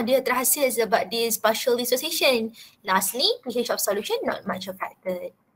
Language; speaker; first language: English; non-native, local second language; Malay